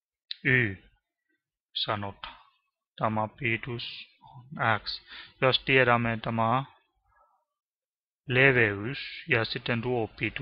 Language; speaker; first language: Finnish; non-native, learner; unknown